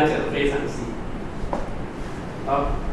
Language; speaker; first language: Chinese; native; Chinese